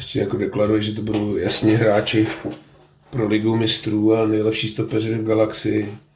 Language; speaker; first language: Czech; native; Czech